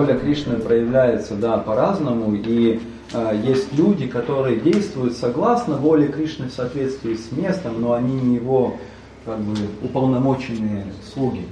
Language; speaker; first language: Russian; native; Russian